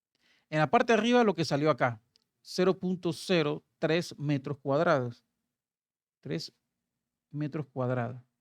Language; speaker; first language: Spanish; native; Spanish